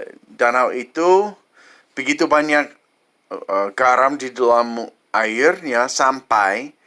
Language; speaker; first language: Indonesian; non-native, fluent; English